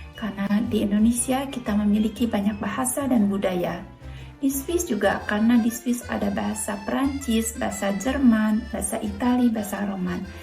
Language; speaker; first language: Indonesian; native; Indonesian